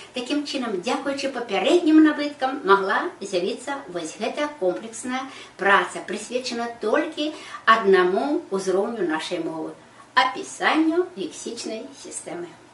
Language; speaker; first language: Belarusian; native; Belarusian